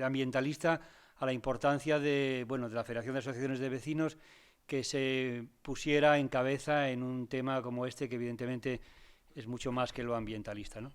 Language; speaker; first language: Spanish; native; Spanish